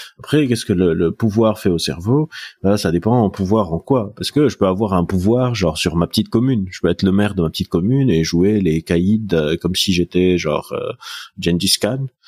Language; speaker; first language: French; non-native, local second language; Arabic